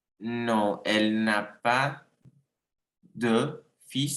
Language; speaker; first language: French; non-native, learner; Spanish